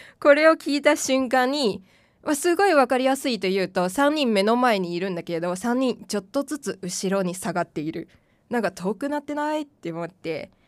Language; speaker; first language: Japanese; non-native, fluent; Korean